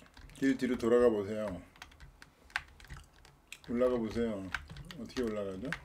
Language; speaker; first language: Korean; native; Korean